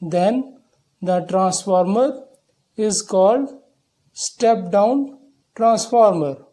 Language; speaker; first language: English; non-native, local second language; Punjabi